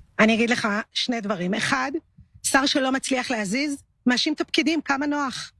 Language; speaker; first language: Hebrew; native; Hebrew